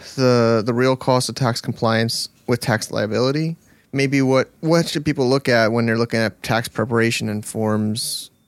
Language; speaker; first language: English; native; English